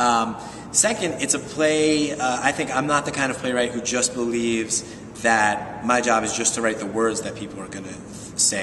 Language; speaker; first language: English; native; English